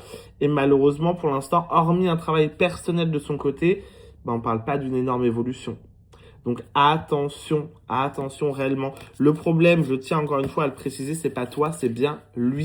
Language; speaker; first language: French; native; French